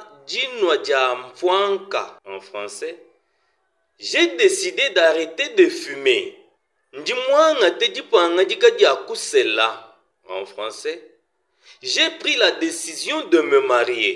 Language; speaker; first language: French; non-native, local second language; Swahili